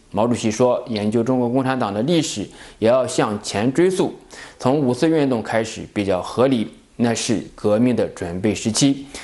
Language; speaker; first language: Chinese; native; Chinese